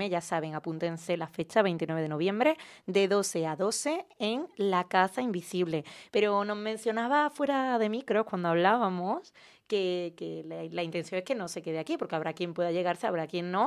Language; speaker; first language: Spanish; native; Spanish